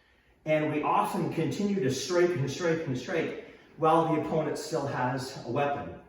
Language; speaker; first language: English; native; English